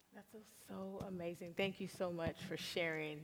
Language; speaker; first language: English; early bilingual, other home language; Yoruba